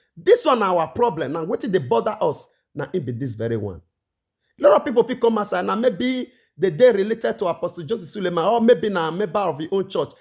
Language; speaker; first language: Nigerian Pidgin; native; Nigerian Pidgin